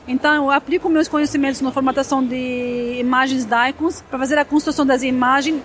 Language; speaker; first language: Portuguese; non-native, fluent; Arabic